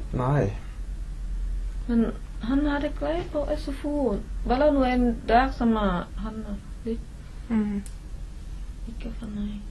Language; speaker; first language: Norwegian; non-native, learner; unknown